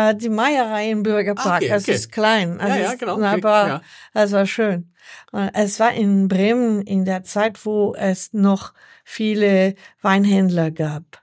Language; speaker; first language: German; non-native, learner; French